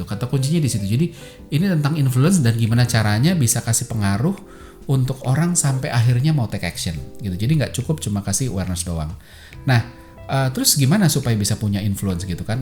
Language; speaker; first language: Indonesian; native; Indonesian